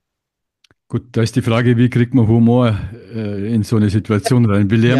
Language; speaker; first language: German; native; German